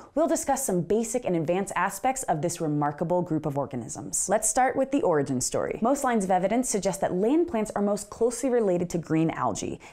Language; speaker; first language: English; native; English